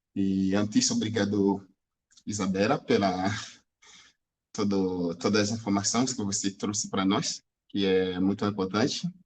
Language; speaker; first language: Portuguese; non-native, fluent; Haitian Creole